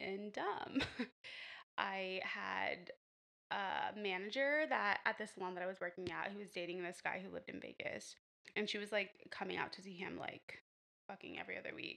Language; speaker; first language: English; native; English